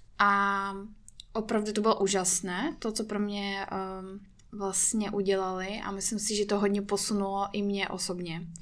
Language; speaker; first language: Czech; non-native, fluent; Russian